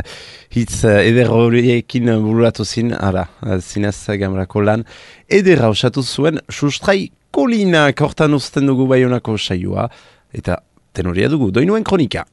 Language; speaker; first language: Basque; native; Basque